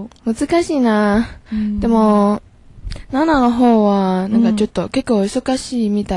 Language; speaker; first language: Japanese; non-native, learner; Chinese